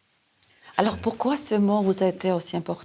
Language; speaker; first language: French; non-native, fluent; Serbian